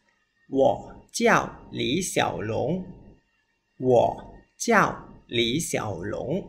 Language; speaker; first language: Chinese; non-native, fluent; Thai